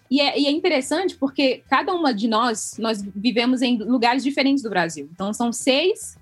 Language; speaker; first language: Portuguese; native; Portuguese